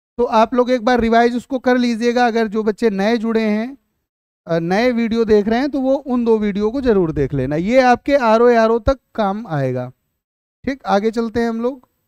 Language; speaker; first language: Hindi; native; Hindi